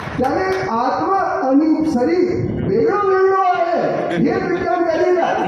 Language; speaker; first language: Hindi; native; Hindi